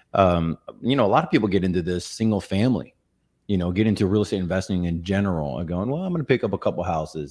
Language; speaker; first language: English; native; English